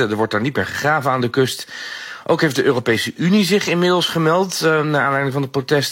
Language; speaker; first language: Dutch; native; Dutch